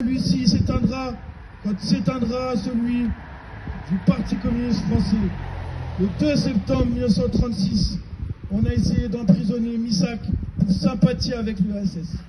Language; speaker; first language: French; native; French